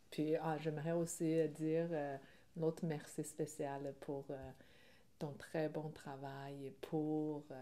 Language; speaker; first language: French; non-native, learner; Chinese